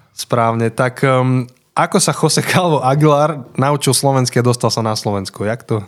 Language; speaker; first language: Slovak; native; Slovak